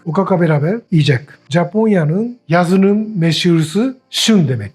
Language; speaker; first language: Turkish; non-native, learner; Japanese